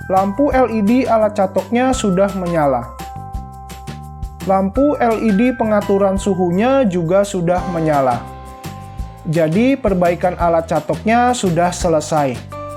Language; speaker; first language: Indonesian; native; Indonesian